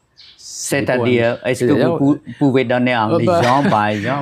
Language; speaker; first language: French; non-native, fluent; Khmer